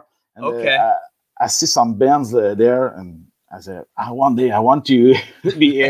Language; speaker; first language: English; non-native, learner; French